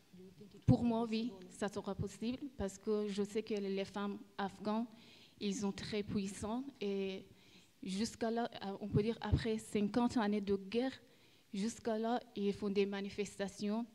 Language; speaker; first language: French; early bilingual, other home language; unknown